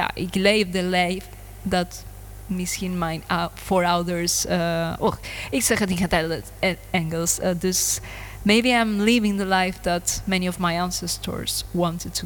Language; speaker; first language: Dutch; non-native, learner; English